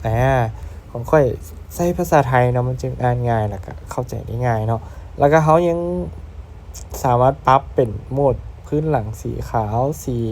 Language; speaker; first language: Thai; non-native, local second language; Lao